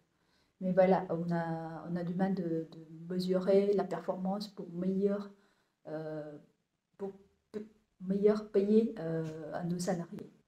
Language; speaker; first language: French; non-native, fluent; Vietnamese